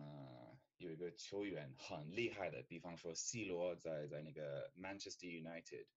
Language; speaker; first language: Chinese; non-native, fluent; English